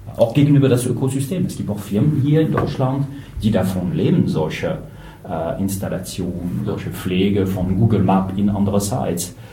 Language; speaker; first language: German; non-native, fluent; French